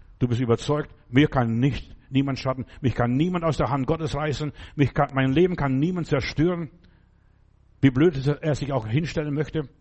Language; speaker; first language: German; non-native, fluent; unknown